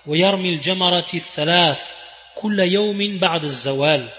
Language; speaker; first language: Arabic; non-native, fluent; French